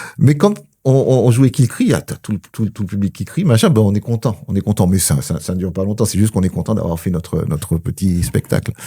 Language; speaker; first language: French; early bilingual, other home language; Spanish